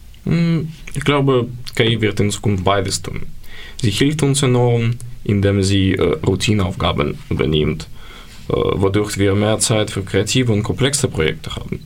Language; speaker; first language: German; non-native, fluent; Ukrainian